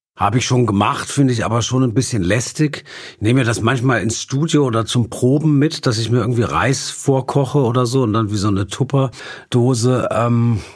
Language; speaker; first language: German; native; German